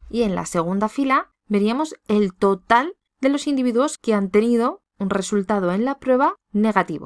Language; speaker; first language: Spanish; native; Spanish